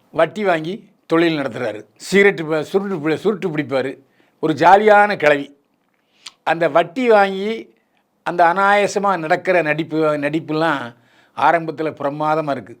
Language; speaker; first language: Tamil; native; Tamil